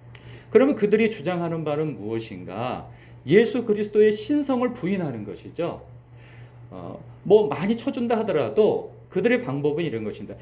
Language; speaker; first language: Korean; native; Korean